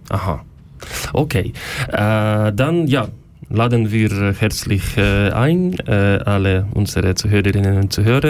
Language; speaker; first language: German; non-native, learner; Ukrainian